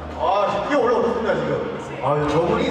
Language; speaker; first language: Korean; native; Korean